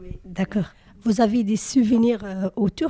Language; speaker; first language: French; non-native, learner; Arabic